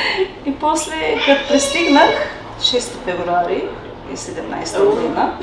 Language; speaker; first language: Bulgarian; non-native, local second language; Turkish